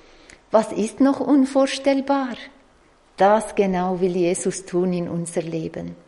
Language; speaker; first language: German; non-native, fluent; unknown